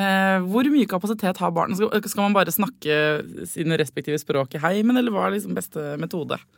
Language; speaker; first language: Norwegian; native; Norwegian